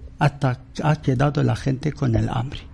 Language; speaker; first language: Spanish; non-native, learner; Persian